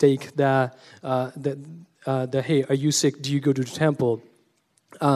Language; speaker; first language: English; non-native, local second language; Punjabi